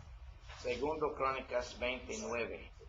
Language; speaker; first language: Spanish; non-native, learner; English